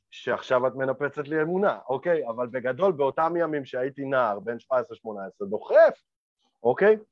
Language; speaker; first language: Hebrew; early bilingual, other home language; Romanian